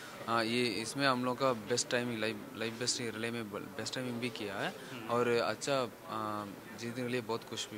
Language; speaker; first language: Hindi; non-native, local second language; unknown